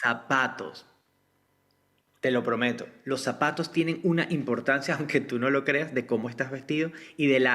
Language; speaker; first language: Spanish; native; Spanish